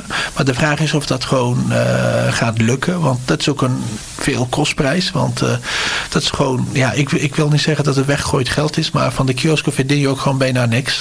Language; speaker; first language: Dutch; non-native, fluent; Turkish